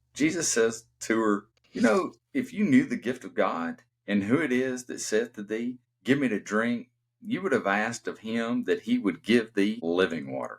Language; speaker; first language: English; native; English